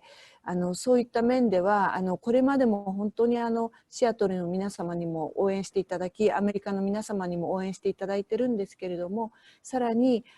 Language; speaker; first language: Japanese; native; Japanese